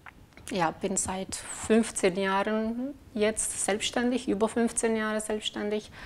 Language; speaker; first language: German; non-native, fluent; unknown